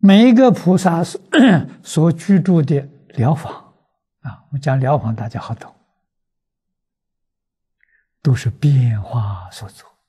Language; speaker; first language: Chinese; native; Chinese